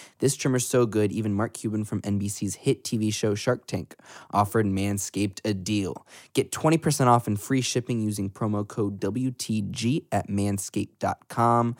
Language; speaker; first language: English; native; English